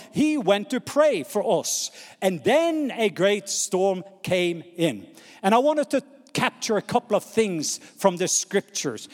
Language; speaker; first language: English; non-native, fluent; Norwegian